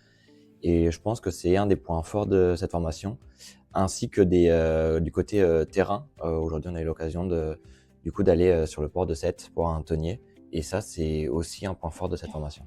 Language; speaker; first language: French; native; French